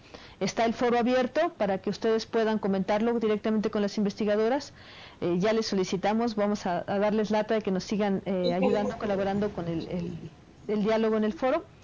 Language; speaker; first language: Spanish; native; Spanish